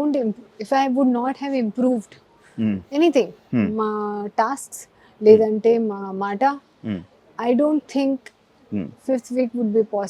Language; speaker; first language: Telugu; non-native, learner; Hindi